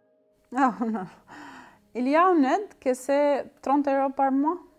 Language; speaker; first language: French; non-native, learner; Albanian